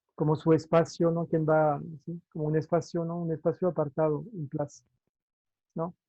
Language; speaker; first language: Spanish; non-native, fluent; French